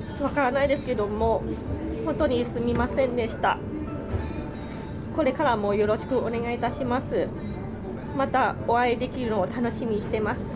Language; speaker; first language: Japanese; non-native, learner; Thai